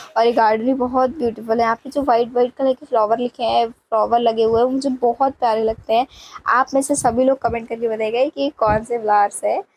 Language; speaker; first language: Hindi; native; Hindi